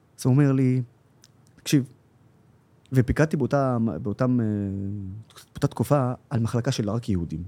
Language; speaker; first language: Hebrew; non-native, local second language; Arabic